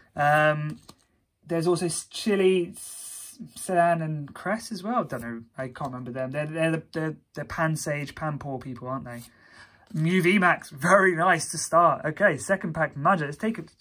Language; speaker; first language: English; native; English